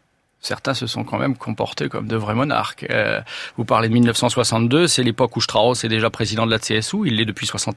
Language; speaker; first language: French; native; French